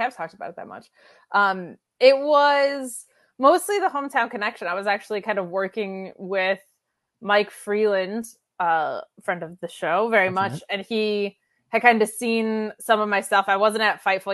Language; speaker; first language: English; native; English